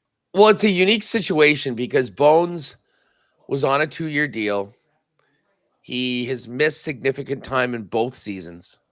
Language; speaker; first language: English; native; English